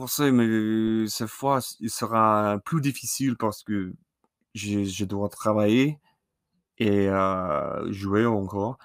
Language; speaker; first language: French; non-native, learner; English